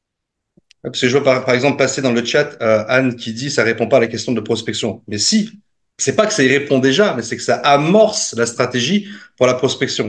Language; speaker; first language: French; native; French